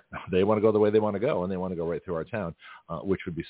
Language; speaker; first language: English; native; English